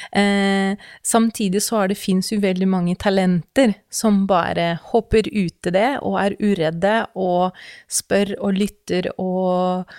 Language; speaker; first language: Norwegian; non-native, fluent; Russian